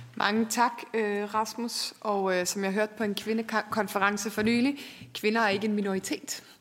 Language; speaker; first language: Danish; native; Danish